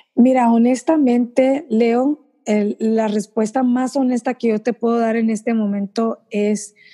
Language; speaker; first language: Spanish; early bilingual, heritage; Spanish